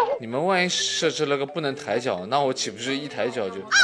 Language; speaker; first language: Chinese; native; Chinese